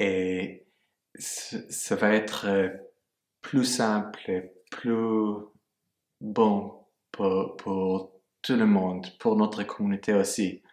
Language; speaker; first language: French; non-native, fluent; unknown